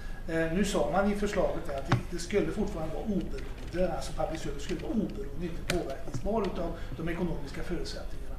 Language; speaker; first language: Swedish; native; Swedish